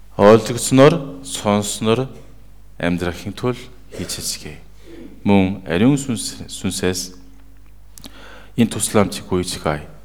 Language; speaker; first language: Mongolian; non-native, fluent; Korean